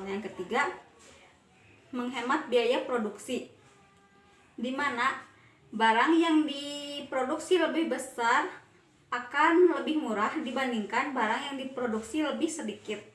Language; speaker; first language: Indonesian; native; Indonesian